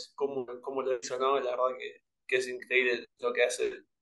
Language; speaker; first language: Spanish; native; Spanish